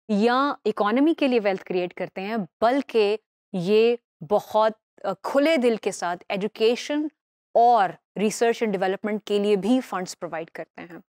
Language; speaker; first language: Urdu; native; Urdu